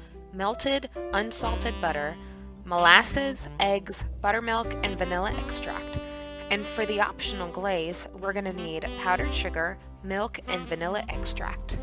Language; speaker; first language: English; native; English